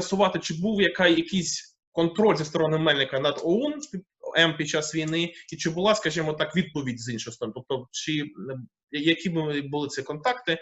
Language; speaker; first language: Ukrainian; native; Ukrainian